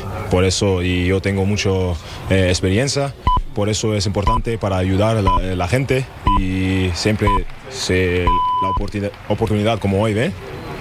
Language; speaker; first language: Spanish; non-native, learner; German